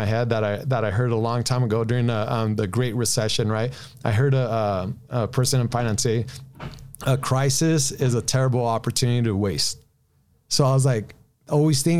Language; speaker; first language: English; native; English